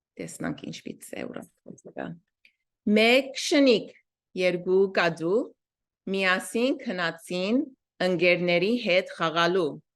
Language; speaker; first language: Armenian; early bilingual, heritage; Armenian